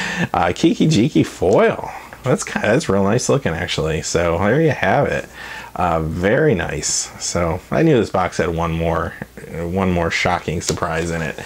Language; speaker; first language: English; native; English